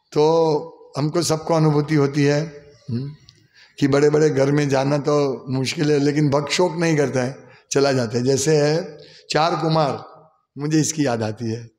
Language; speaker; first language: Hindi; non-native, local second language; Gujarati